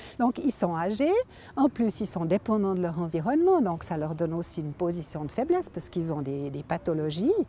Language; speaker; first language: French; native; French